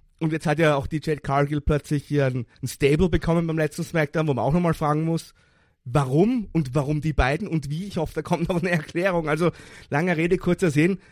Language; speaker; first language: German; native; German